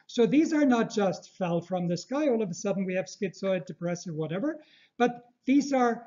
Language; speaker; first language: English; early bilingual, other home language; Turkish